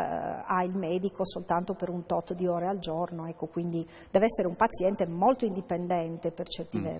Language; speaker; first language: Italian; native; Italian